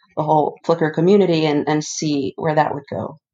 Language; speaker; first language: English; early bilingual, other home language; Icelandic